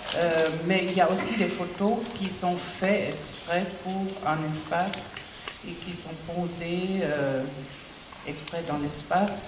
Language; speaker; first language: French; non-native, fluent; German